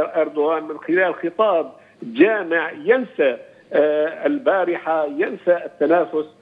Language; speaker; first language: Arabic; non-native, fluent; Turkish